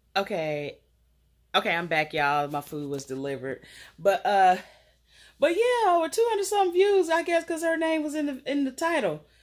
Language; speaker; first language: English; native; English